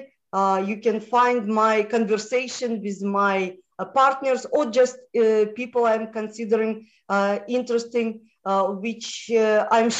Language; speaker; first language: English; non-native, fluent; Russian